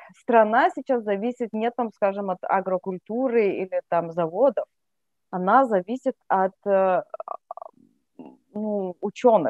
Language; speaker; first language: Russian; native; Russian